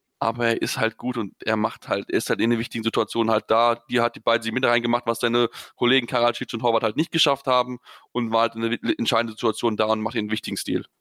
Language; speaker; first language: German; native; German